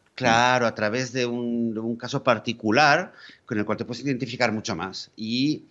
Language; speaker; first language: Spanish; native; Spanish